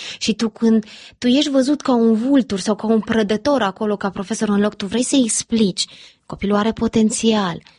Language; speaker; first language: Romanian; early bilingual, heritage; Romanian